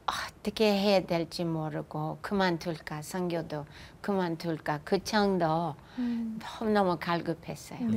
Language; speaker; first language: Korean; non-native, fluent; English